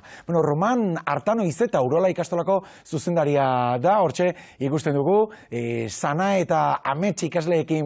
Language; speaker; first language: Basque; native; Basque